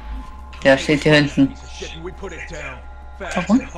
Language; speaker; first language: German; native; German